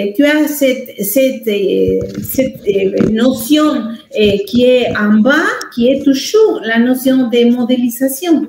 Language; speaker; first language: French; non-native, fluent; Spanish